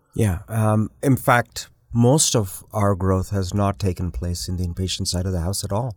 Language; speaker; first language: English; early bilingual, other home language; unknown